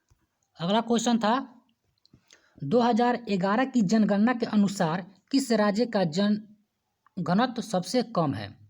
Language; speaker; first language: Hindi; native; Hindi